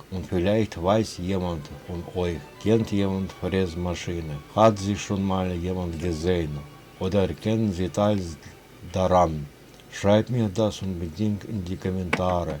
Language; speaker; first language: German; non-native, fluent; Russian